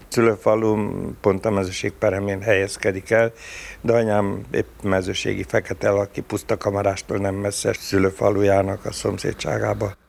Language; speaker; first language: Hungarian; native; Hungarian